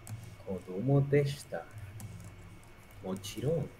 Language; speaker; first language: Japanese; non-native, learner; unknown